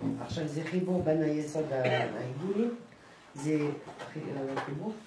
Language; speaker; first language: Hebrew; non-native, fluent; French